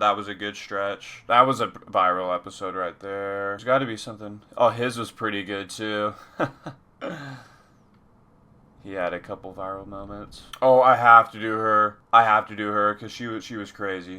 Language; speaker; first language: English; native; English